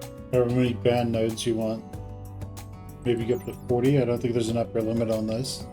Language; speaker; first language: English; native; English